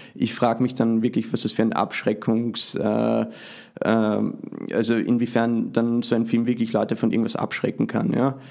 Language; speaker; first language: German; native; German